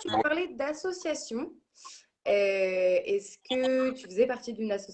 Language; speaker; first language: French; native; French